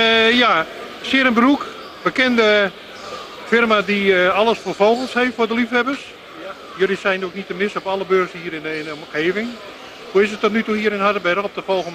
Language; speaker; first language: Dutch; native; Dutch